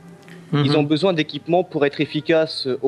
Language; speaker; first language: French; native; French